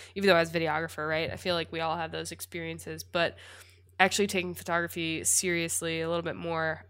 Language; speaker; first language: English; native; English